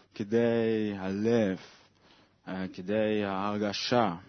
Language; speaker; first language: Hebrew; non-native, learner; Swiss German